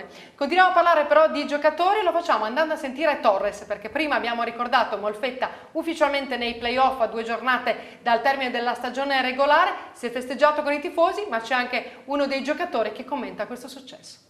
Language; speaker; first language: Italian; native; Italian